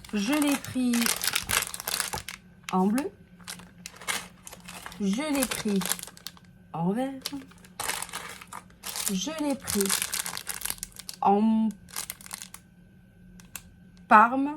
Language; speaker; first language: French; native; French